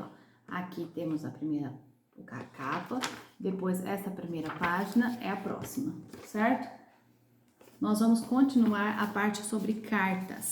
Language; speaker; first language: Portuguese; native; Portuguese